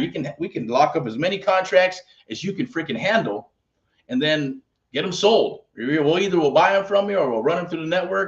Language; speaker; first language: English; native; English